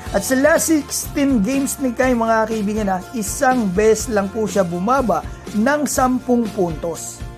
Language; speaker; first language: Filipino; native; Filipino